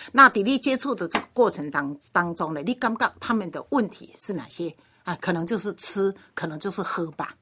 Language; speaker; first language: Chinese; native; Chinese